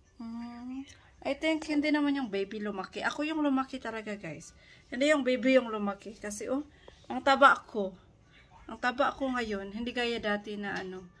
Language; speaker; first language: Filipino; native; Filipino